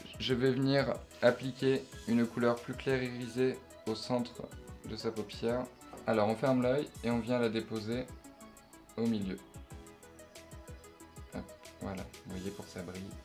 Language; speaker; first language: French; native; French